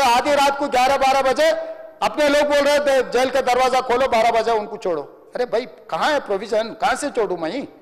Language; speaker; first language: Hindi; non-native, local second language; Telugu